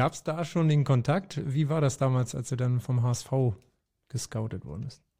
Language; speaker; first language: German; native; German